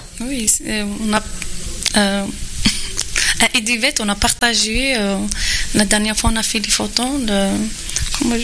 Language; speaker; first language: French; non-native, learner; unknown